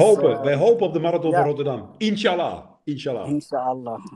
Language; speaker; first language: Dutch; native; Dutch